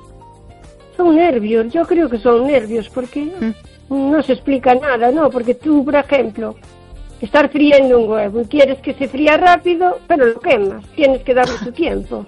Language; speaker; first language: Spanish; native; Spanish